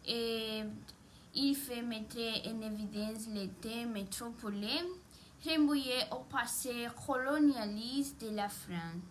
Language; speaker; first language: French; non-native, learner; Spanish